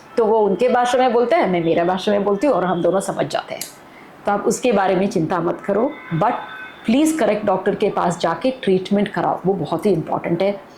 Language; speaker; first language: Hindi; non-native, local second language; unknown